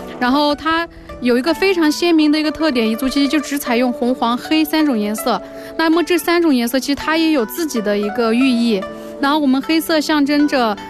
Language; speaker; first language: Chinese; non-native, local second language; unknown